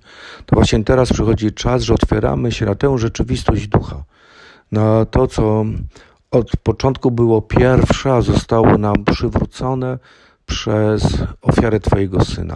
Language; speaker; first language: Polish; native; Polish